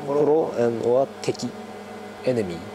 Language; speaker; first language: English; non-native, learner; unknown